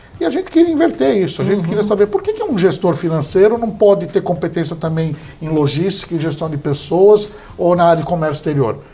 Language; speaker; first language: Portuguese; early bilingual, heritage; English